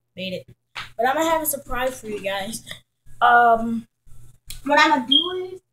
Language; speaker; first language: English; native; English